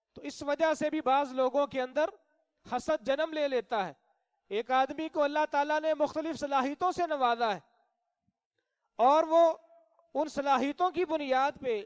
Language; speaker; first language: Urdu; non-native, local second language; Punjabi